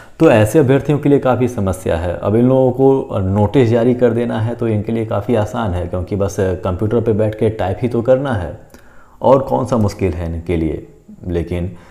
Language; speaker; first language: Hindi; native; Hindi